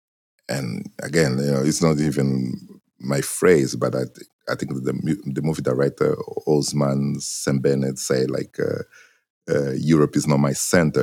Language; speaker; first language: English; non-native, fluent; Portuguese